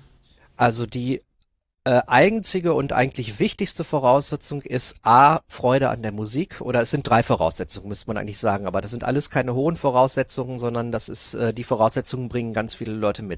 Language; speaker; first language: German; native; German